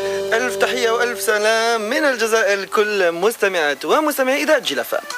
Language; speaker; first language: Arabic; native; Arabic